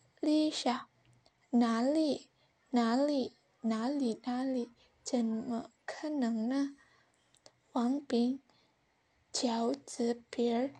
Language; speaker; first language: Chinese; non-native, learner; Indonesian